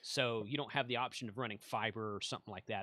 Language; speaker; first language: English; native; English